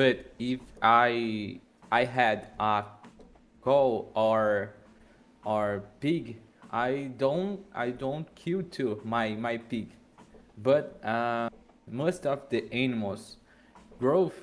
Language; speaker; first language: English; non-native, learner; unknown